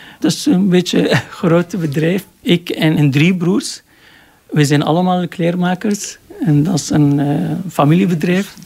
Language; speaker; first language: Dutch; non-native, learner; Arabic